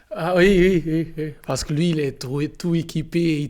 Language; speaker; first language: French; non-native, learner; Portuguese